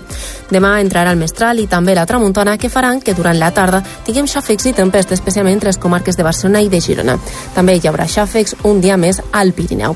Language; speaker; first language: Catalan; native; Catalan